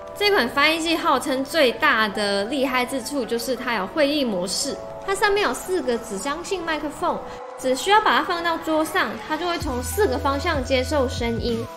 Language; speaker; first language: Chinese; non-native, local second language; Cantonese